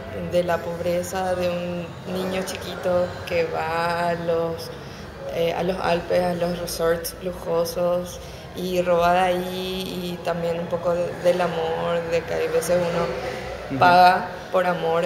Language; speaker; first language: Spanish; native; Spanish